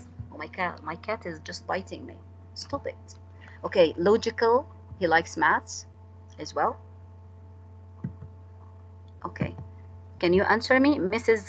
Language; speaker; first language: English; non-native, fluent; Arabic